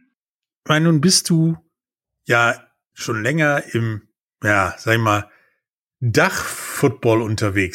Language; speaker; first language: German; native; German